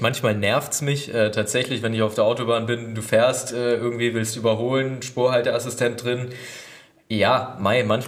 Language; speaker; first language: German; native; German